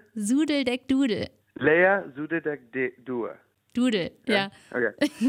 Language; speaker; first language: German; non-native, fluent; English